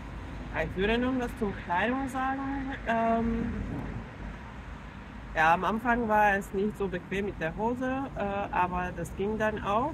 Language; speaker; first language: German; non-native, fluent; Finnish